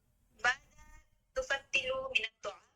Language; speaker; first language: Arabic; non-native, learner; Bangla